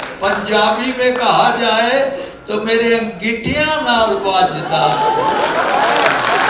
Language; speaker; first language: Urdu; non-native, local second language; Punjabi